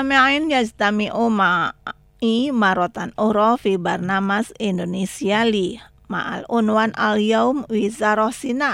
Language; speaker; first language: Arabic; non-native, fluent; Indonesian